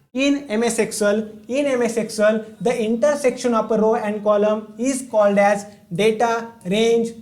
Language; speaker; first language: English; non-native, local second language; Marathi